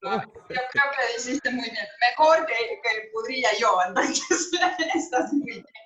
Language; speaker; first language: Spanish; non-native, fluent; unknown